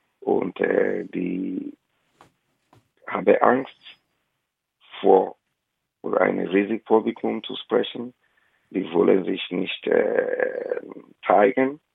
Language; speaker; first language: German; non-native, fluent; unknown